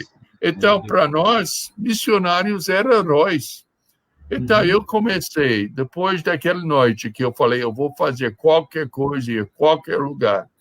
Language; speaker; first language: Portuguese; non-native, fluent; English